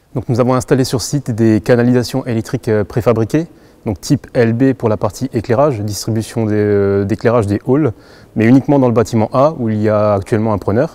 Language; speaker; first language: French; native; French